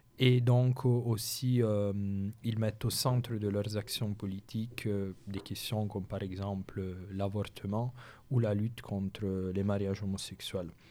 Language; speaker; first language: French; non-native, local second language; Italian